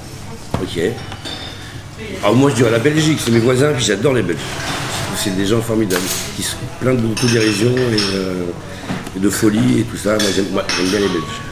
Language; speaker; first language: French; native; French